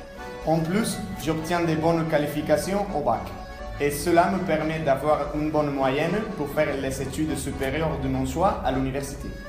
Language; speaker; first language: French; non-native, learner; Spanish